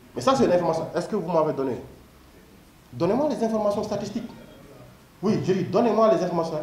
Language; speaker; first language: French; non-native, local second language; Wolof